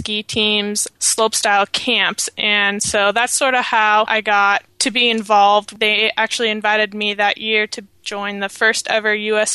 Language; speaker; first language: English; native; English